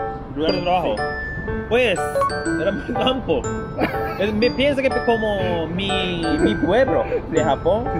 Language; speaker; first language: Spanish; non-native, learner; Japanese